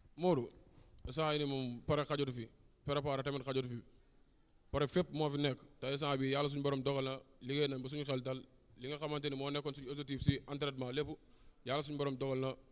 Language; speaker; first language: Wolof; native; Wolof